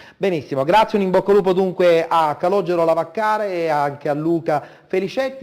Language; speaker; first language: Italian; native; Italian